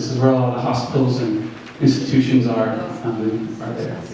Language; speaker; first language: English; native; English